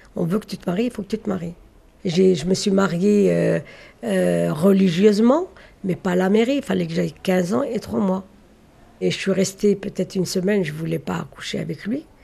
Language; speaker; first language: French; early bilingual, other home language; Arabic